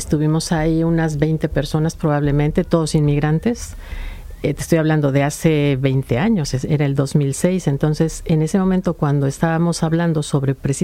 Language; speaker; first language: Spanish; native; Spanish